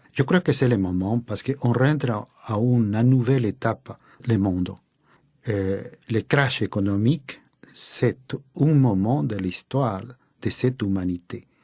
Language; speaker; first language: French; non-native, fluent; Spanish